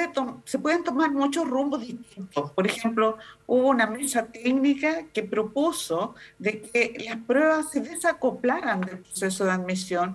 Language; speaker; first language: Spanish; native; Spanish